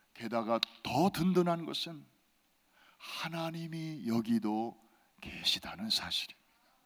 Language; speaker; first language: Korean; native; Korean